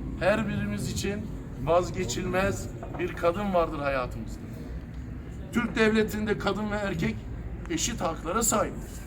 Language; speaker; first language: Turkish; early bilingual, heritage; Turkish